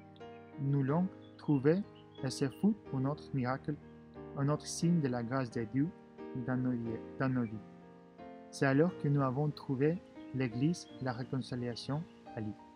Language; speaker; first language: French; non-native, fluent; Russian